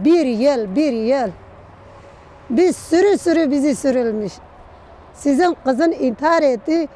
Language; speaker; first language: Turkish; non-native, local second language; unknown